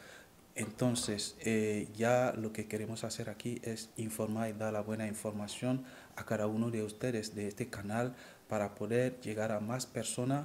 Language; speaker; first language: Spanish; non-native, fluent; French